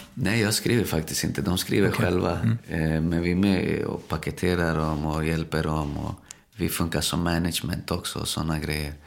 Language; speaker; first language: Swedish; early bilingual, other home language; Spanish